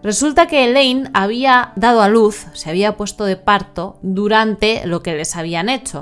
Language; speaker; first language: Spanish; native; Spanish